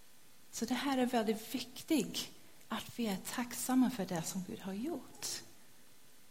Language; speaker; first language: Swedish; non-native, fluent; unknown